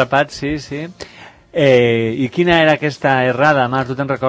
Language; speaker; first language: Catalan; native; Catalan